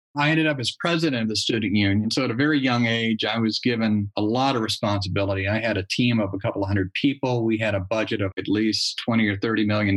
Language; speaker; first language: English; native; English